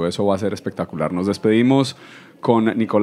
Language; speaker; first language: Spanish; native; Spanish